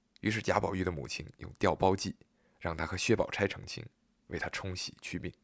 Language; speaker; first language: Chinese; native; Chinese